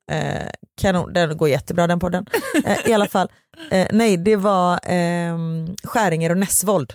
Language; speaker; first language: Swedish; native; Swedish